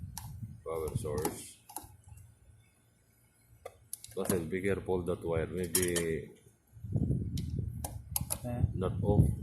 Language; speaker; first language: English; non-native, local second language; Filipino